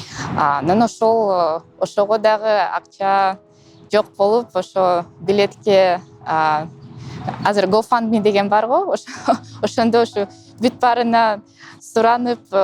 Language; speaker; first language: Kyrgyz; non-native, local second language; Russian